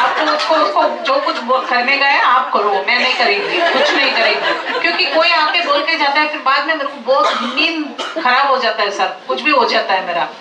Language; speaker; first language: Hindi; non-native, local second language; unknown